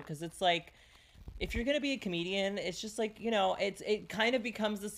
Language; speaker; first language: English; early bilingual, other home language; Greek